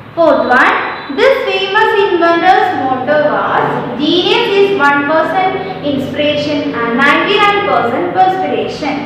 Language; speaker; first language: English; non-native, local second language; Malayalam